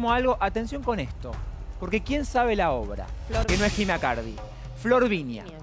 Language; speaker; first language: Spanish; native; Spanish